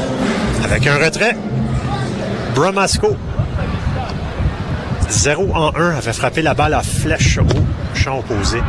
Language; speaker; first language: French; native; French